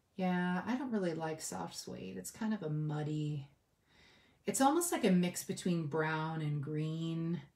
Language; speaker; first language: English; native; English